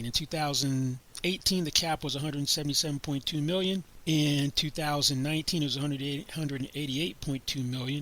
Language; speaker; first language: English; native; English